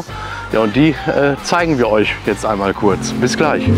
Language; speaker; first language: German; native; German